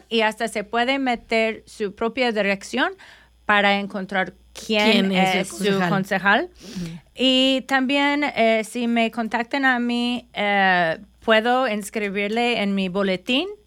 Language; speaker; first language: Spanish; non-native, fluent; English